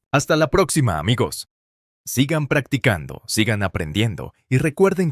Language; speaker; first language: Spanish; non-native, fluent; English